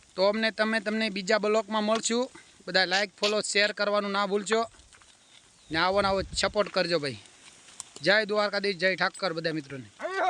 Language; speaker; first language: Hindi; non-native, local second language; Gujarati